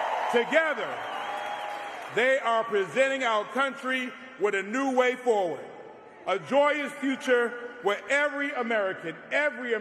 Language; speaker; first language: English; native; English